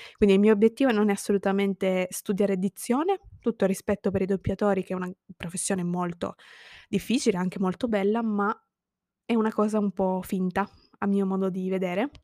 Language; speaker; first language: Italian; native; Italian